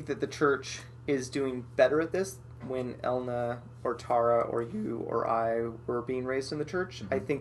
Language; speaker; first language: English; native; English